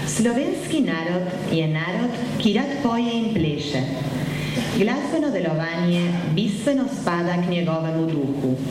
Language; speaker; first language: Slovenian; early bilingual, heritage; Slovenian